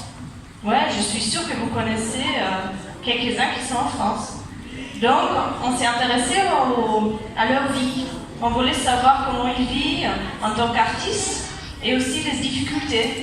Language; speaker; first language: French; non-native, fluent; German